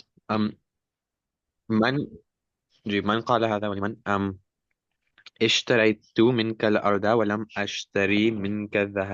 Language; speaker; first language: Arabic; non-native, learner; Urdu